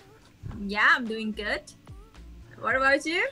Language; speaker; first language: English; non-native, learner; Thai